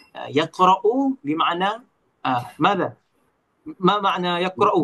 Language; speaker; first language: Arabic; non-native, learner; Malay